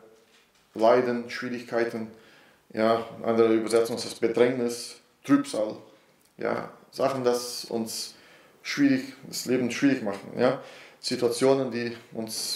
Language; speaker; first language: German; non-native, fluent; Portuguese